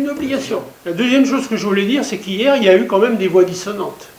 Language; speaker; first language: French; native; French